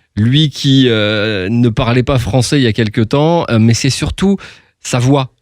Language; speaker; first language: French; native; French